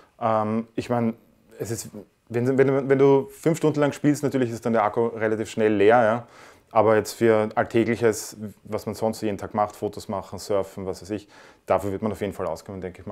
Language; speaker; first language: German; native; German